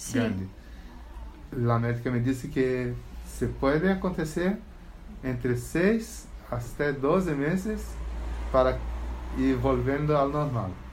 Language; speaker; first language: Spanish; non-native, learner; Portuguese